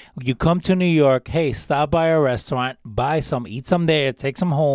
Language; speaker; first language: English; early bilingual, other home language; Spanish